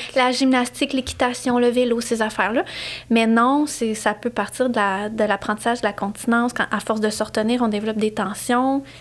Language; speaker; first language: French; native; French